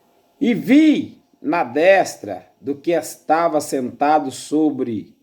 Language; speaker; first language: Portuguese; native; Portuguese